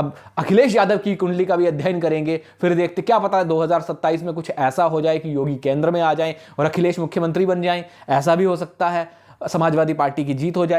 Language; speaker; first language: Hindi; native; Hindi